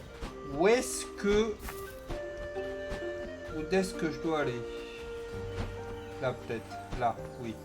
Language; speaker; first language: French; native; French